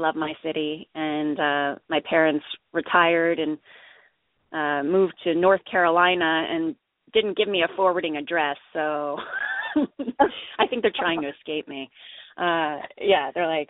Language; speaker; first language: English; native; English